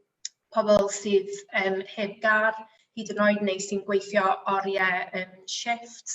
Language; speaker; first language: Welsh; native; Welsh